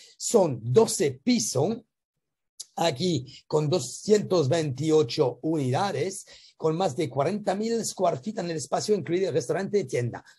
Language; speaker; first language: Spanish; non-native, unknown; French